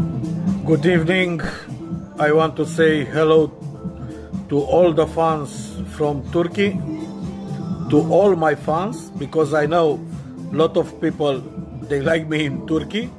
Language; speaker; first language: English; non-native, learner; Romanian